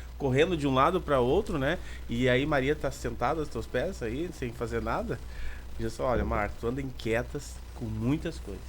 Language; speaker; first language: Portuguese; native; Portuguese